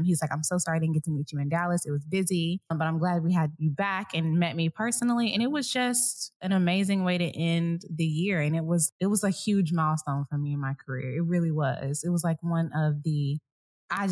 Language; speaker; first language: English; native; English